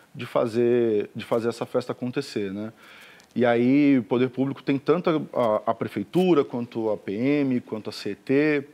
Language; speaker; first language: Portuguese; native; Portuguese